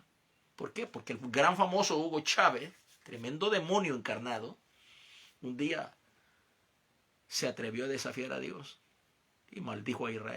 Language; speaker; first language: Spanish; native; Spanish